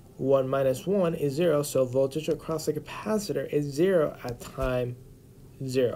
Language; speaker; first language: English; native; English